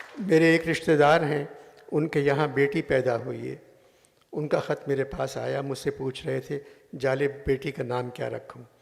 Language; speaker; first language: Urdu; native; Urdu